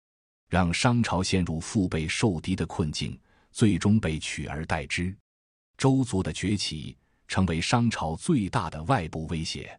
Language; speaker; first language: Chinese; native; Chinese